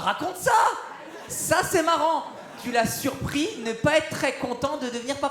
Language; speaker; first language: French; native; French